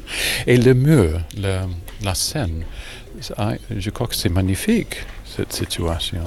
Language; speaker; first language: French; non-native, learner; English